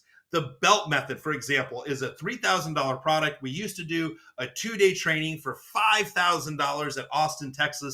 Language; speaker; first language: English; native; English